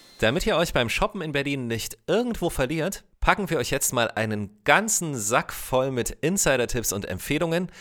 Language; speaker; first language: German; native; German